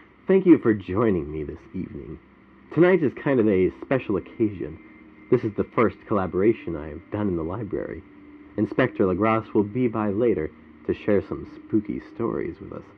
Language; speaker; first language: English; native; English